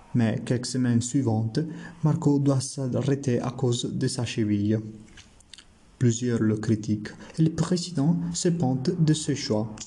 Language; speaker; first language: French; non-native, learner; Italian